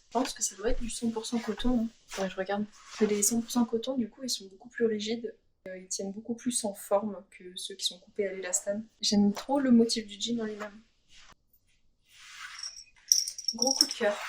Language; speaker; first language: French; native; French